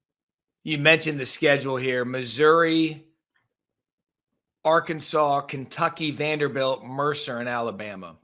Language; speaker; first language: English; native; English